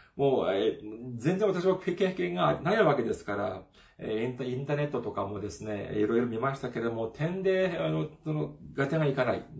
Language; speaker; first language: Japanese; non-native, fluent; Korean